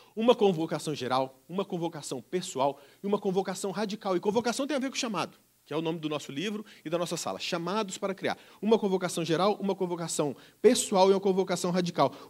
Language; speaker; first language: Portuguese; native; Portuguese